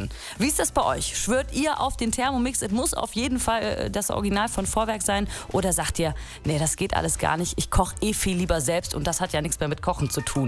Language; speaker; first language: German; native; German